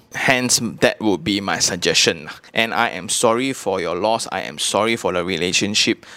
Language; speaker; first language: English; non-native, local second language; Chinese